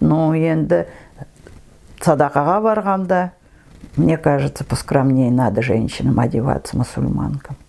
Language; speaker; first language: Russian; non-native, local second language; Kazakh